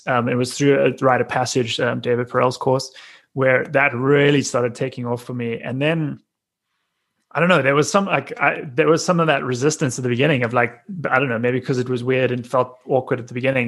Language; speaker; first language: English; native; English